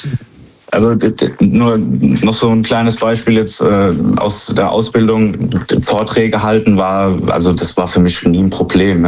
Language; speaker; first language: German; native; German